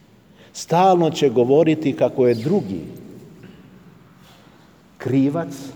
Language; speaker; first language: Serbian; native; Serbian